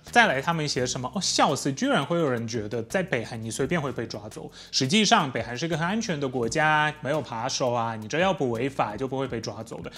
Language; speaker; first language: Chinese; non-native, fluent; Polish